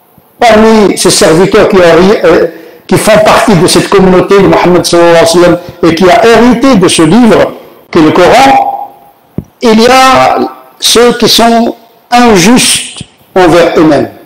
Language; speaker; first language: French; native; French